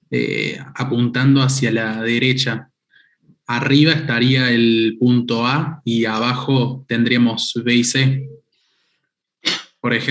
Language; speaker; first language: Spanish; native; Spanish